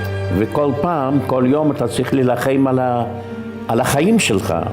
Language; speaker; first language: Hebrew; non-native, fluent; Yiddish